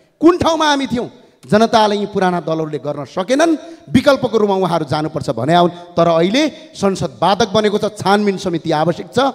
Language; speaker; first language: Nepali; native; Nepali